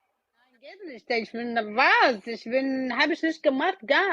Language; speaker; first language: German; non-native, learner; Oromo